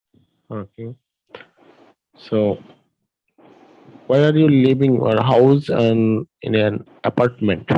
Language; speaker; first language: English; non-native, learner; Bangla